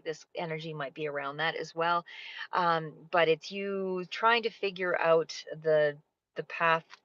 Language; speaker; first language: English; native; English